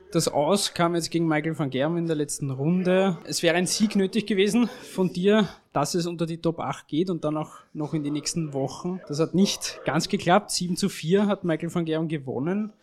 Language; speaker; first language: German; native; German